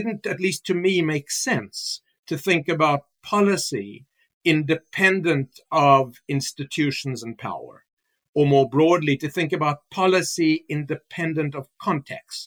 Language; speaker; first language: English; native; English